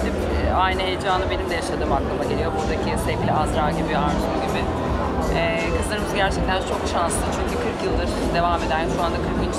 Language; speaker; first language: Turkish; native; Turkish